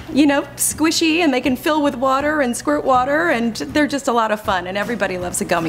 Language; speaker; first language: English; native; English